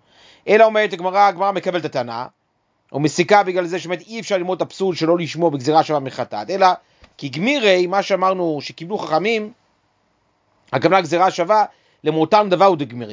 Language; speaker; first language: Hebrew; native; Hebrew